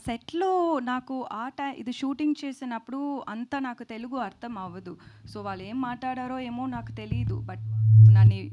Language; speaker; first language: Telugu; non-native, learner; Tamil